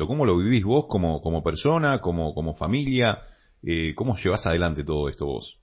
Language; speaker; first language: Spanish; native; Spanish